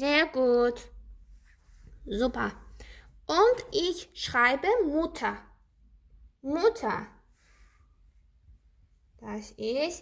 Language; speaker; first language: German; non-native, learner; Azerbaijani